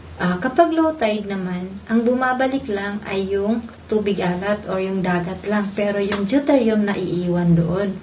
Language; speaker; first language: Filipino; non-native, local second language; Cebuano